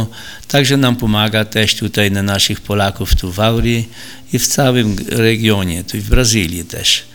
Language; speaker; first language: Polish; early bilingual, heritage; Polish